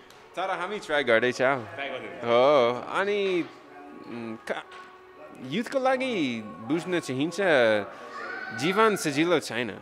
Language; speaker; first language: Nepali; non-native, learner; English